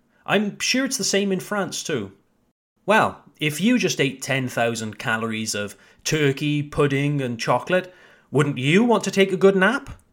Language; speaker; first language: English; native; English